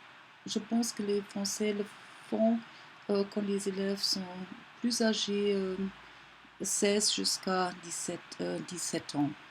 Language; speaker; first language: French; non-native, fluent; German